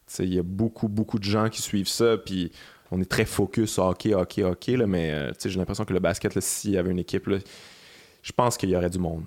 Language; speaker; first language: French; native; French